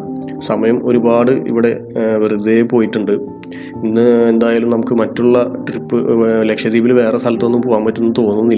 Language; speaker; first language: Malayalam; native; Malayalam